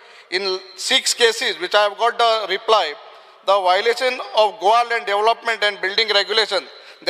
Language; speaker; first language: English; non-native, local second language; Konkani